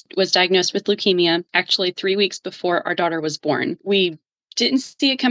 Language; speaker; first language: English; native; English